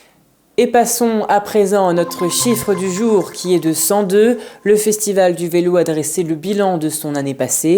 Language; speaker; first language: French; native; French